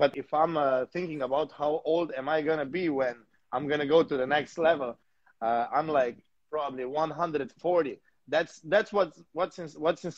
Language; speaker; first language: English; non-native, fluent; Slovenian